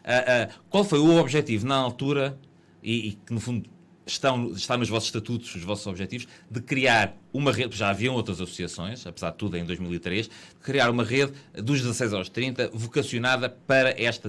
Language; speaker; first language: Portuguese; native; Portuguese